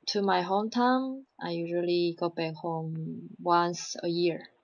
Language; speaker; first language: English; non-native, learner; Chinese